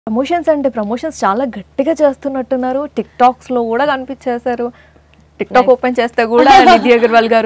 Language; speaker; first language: Telugu; native; Telugu